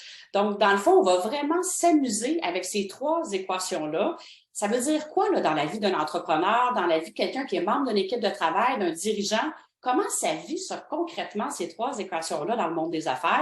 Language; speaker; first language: French; native; French